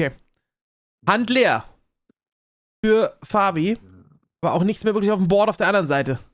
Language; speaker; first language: German; native; German